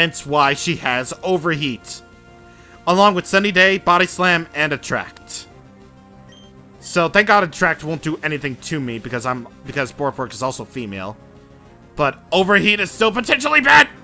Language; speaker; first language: English; native; English